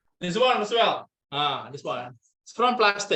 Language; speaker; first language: English; non-native, local second language; Indonesian